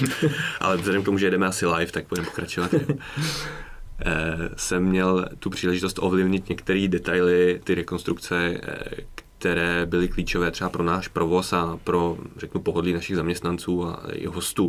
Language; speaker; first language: Czech; native; Czech